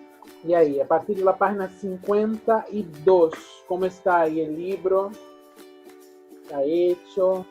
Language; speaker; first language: Spanish; non-native, fluent; Portuguese